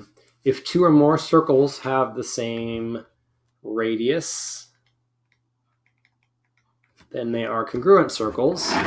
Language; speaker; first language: English; native; English